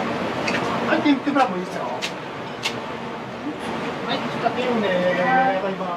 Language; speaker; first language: Japanese; native; Japanese